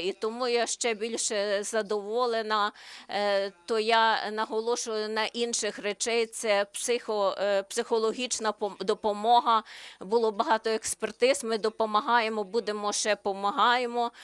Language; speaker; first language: Ukrainian; non-native, learner; Slovenian